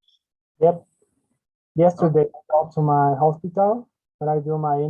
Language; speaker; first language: English; non-native, learner; Spanish